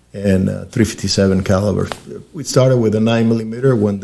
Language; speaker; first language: English; early bilingual, other home language; Spanish